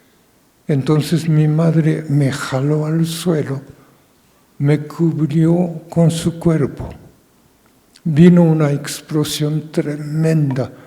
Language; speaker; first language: Spanish; non-native, fluent; Japanese